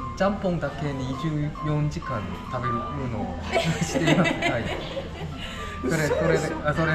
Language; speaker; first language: Japanese; non-native, learner; Korean